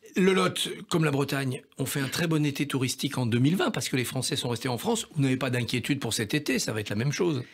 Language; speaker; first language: French; native; French